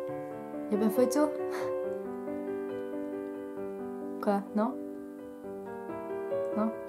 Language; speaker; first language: French; native; French